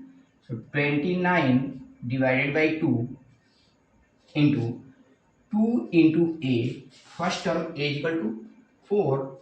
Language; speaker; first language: English; non-native, local second language; Hindi